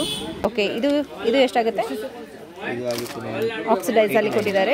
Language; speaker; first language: Kannada; native; Kannada